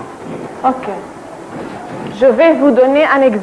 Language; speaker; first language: French; non-native, fluent; Arabic